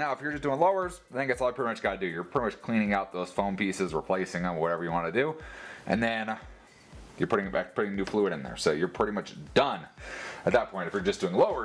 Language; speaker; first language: English; native; English